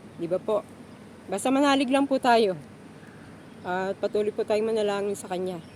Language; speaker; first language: Filipino; native; Filipino